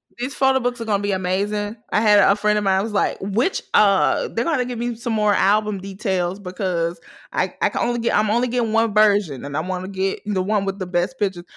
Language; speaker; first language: English; native; English